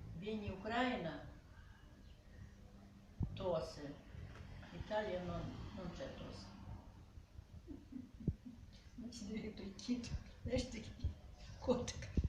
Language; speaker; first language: Italian; non-native, learner; Ukrainian